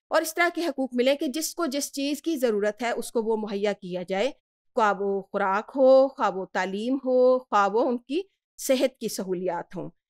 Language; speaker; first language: Urdu; native; Urdu